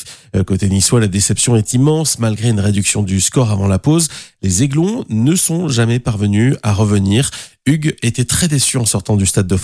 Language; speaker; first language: French; native; French